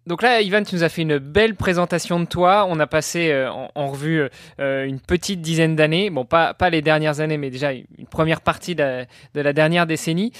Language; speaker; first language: French; non-native, fluent; Italian